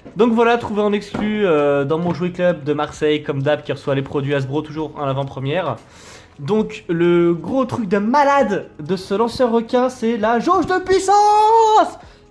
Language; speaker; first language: French; native; French